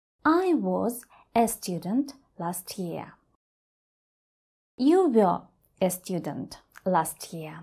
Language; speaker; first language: English; non-native, fluent; Russian